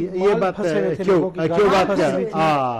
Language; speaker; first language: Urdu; non-native, learner; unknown